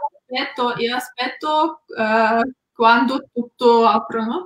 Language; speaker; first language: Italian; non-native, learner; Russian